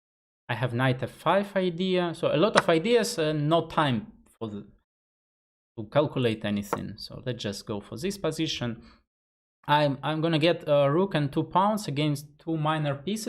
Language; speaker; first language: English; non-native, fluent; Russian